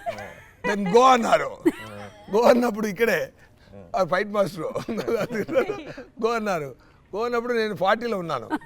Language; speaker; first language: Telugu; non-native, learner; Tamil